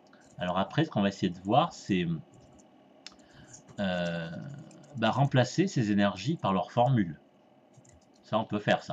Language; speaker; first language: French; native; French